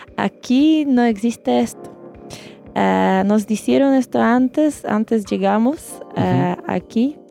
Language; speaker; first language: Spanish; non-native, fluent; Polish